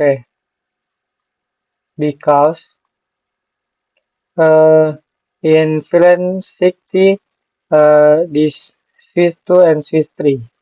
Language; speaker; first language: English; non-native, learner; Indonesian